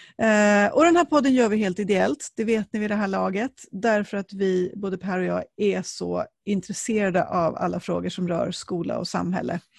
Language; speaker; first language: Swedish; native; Swedish